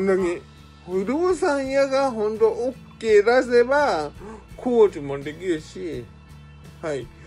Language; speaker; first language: Japanese; native; Japanese